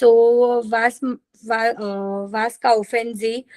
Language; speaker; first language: German; non-native, learner; Gujarati